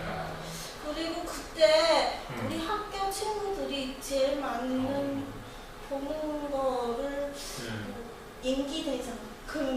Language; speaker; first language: Korean; non-native, learner; Chinese